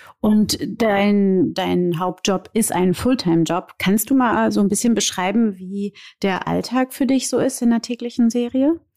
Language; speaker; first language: German; early bilingual, other home language; Portuguese